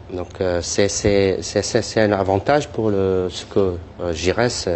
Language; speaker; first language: French; non-native, fluent; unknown